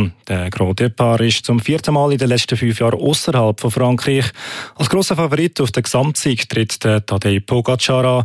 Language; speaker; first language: German; native; German